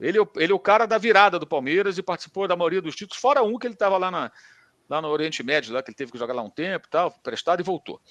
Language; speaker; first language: Portuguese; native; Portuguese